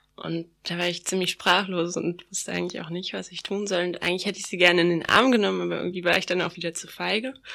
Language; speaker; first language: German; native; German